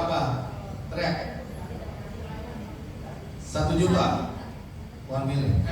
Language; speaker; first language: Indonesian; native; Indonesian